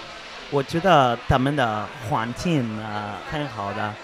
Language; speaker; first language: Chinese; non-native, fluent; Spanish